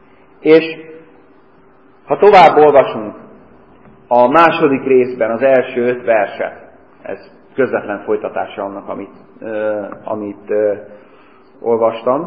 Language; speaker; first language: Hungarian; native; Hungarian